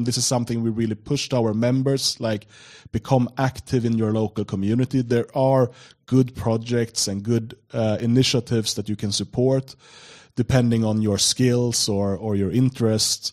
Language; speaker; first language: English; non-native, fluent; Swedish